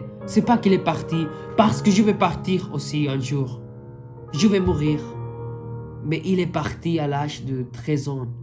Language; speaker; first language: French; non-native, fluent; Spanish